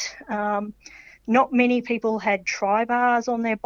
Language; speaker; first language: English; native; English